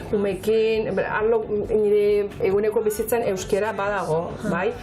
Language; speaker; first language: Basque; non-native, learner; Azerbaijani